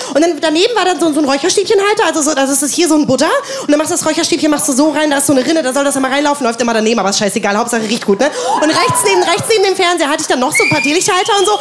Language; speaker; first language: German; native; German